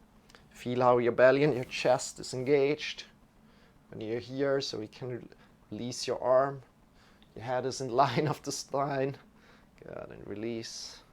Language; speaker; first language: English; non-native, fluent; German